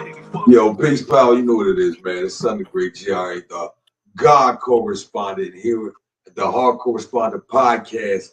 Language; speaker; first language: English; native; English